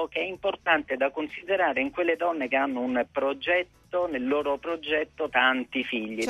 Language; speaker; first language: Italian; native; Italian